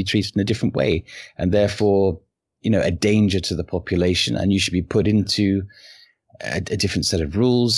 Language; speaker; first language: English; native; English